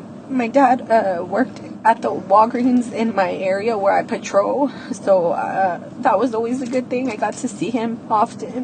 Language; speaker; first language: English; native; English